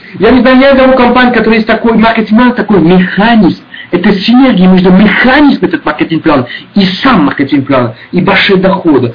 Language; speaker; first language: Russian; non-native, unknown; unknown